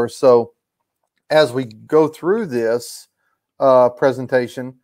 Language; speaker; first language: English; native; English